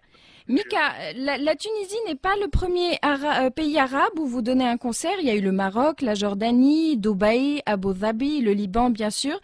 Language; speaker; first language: French; non-native, local second language; Arabic